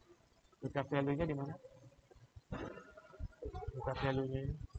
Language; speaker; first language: Indonesian; native; Indonesian